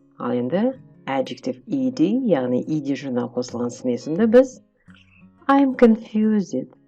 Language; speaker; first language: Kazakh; native; Kazakh